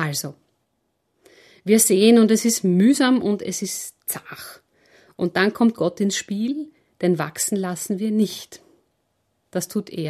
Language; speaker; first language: German; native; German